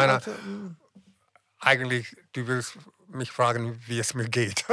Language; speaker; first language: German; non-native, fluent; English